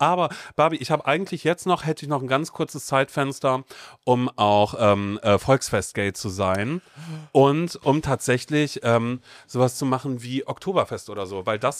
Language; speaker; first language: German; native; German